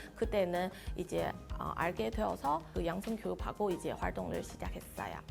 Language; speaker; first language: Korean; non-native, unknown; Chinese